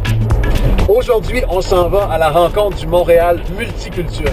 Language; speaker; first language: French; native; French